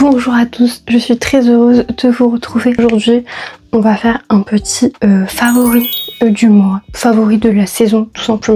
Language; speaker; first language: French; native; French